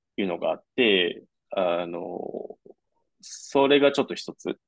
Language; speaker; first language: Japanese; non-native, fluent; Chinese